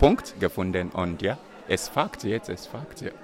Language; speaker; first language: German; non-native, learner; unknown